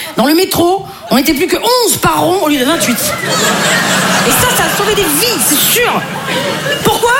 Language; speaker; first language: French; native; French